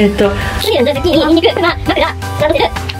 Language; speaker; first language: Japanese; native; Japanese